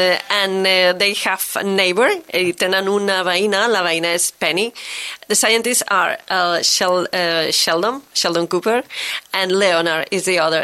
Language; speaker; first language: English; non-native, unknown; Catalan